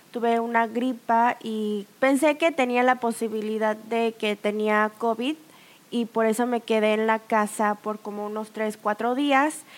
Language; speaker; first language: Spanish; non-native, fluent; Korean